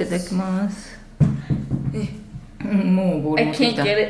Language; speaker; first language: Japanese; native; Japanese